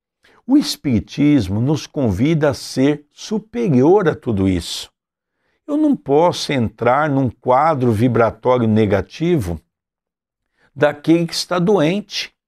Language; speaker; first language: Portuguese; native; Portuguese